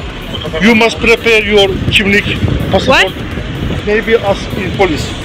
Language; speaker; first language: English; non-native, learner; Turkish